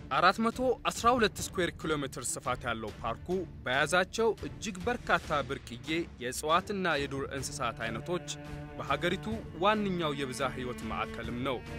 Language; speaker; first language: Amharic; native; Amharic